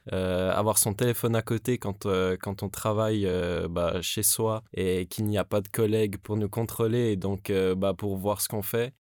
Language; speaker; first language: French; native; French